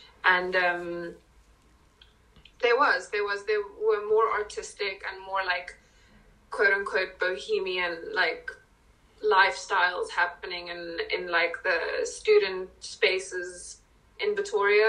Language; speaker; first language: English; non-native, local second language; Afrikaans